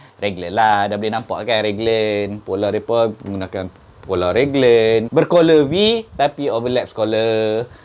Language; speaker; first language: Malay; native; Malay